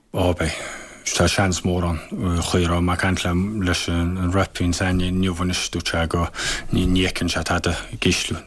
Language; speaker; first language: Irish; native; Irish